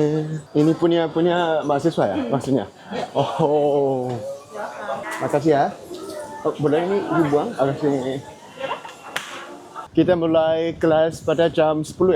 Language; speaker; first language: Indonesian; non-native, learner; Korean